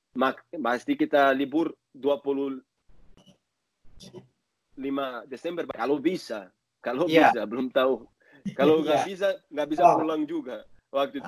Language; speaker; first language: Indonesian; non-native, learner; Portuguese